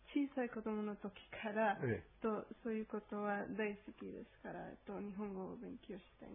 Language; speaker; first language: Japanese; non-native, learner; Spanish